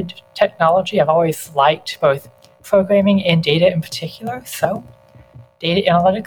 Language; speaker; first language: English; native; English